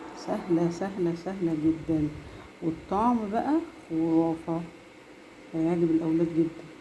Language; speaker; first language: Arabic; native; Arabic